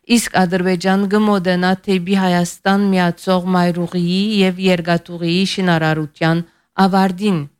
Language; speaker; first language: Armenian; early bilingual, heritage; Armenian